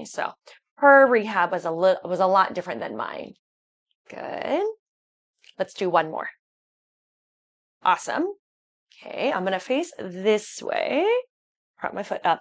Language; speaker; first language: English; native; English